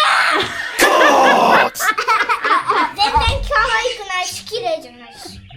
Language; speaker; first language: Japanese; early bilingual, other home language; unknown